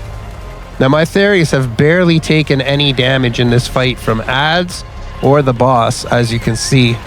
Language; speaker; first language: English; native; English